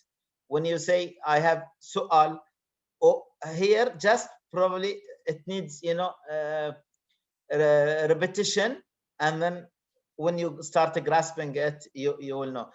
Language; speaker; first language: English; non-native, fluent; Arabic